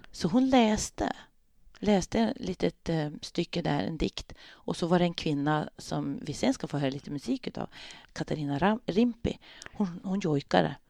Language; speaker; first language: Swedish; native; Swedish